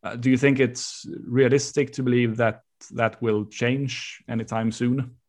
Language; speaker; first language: English; non-native, fluent; Swedish